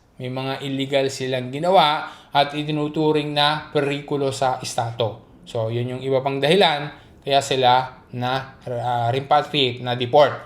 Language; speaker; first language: Filipino; native; Filipino